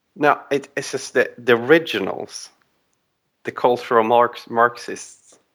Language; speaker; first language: English; non-native, fluent; Swedish